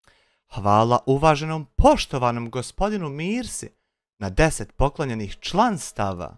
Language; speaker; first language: Bosnian; native; Bosnian